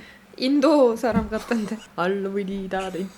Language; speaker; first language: Korean; non-native, fluent; Arabic